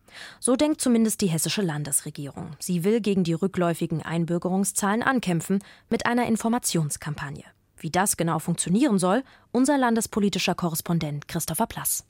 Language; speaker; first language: German; native; German